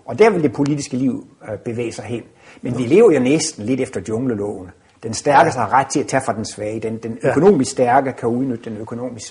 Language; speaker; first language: Danish; native; Danish